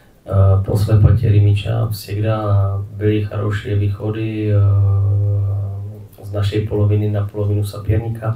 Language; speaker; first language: Russian; non-native, fluent; Czech